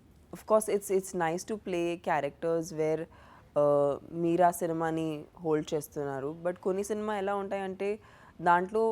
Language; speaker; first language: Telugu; non-native, fluent; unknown